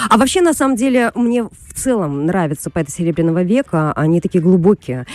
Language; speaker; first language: Russian; native; Russian